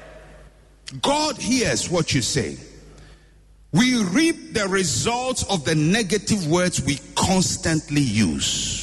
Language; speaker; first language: English; non-native, local second language; Akan